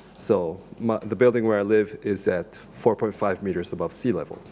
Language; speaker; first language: English; non-native, fluent; Japanese